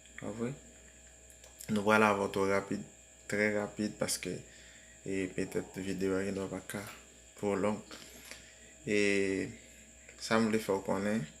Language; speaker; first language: French; non-native, learner; Haitian Creole